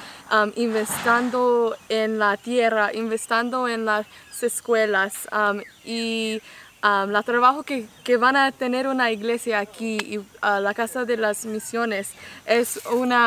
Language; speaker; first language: Spanish; non-native, learner; English